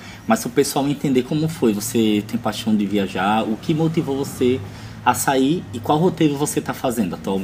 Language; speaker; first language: Portuguese; native; Portuguese